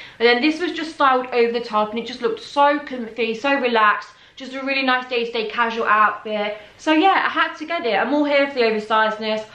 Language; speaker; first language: English; native; English